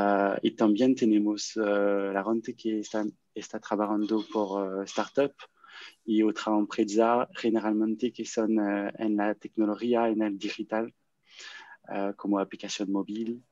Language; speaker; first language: Spanish; non-native, learner; French